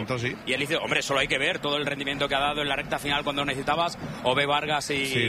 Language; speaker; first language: Spanish; native; Spanish